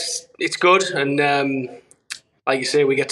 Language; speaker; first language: English; native; English